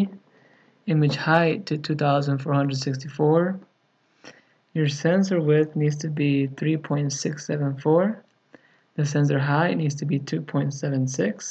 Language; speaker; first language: English; native; English